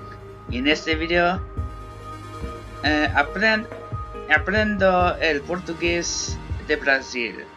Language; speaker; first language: Spanish; non-native, learner; English